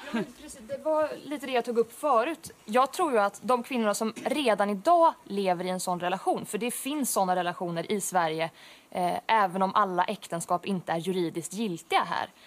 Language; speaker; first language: Swedish; native; Swedish